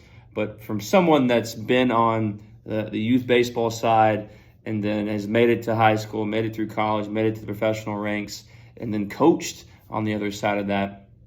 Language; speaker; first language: English; native; English